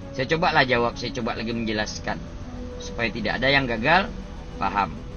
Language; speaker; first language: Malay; native; Malay